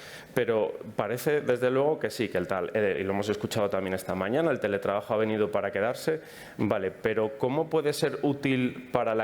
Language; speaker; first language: Spanish; native; Spanish